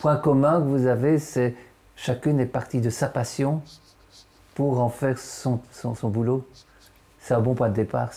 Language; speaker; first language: French; native; French